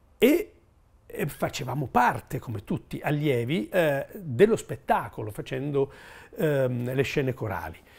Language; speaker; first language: Italian; native; Italian